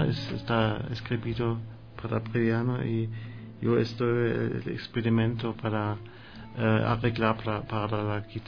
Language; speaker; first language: Spanish; non-native, learner; German